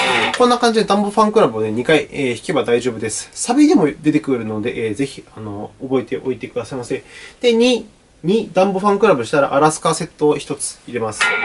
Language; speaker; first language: Japanese; native; Japanese